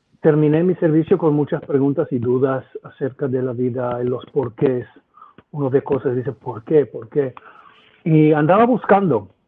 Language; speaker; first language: Spanish; non-native, fluent; Hebrew